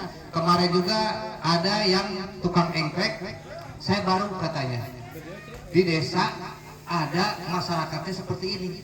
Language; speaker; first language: Indonesian; non-native, local second language; Sundanese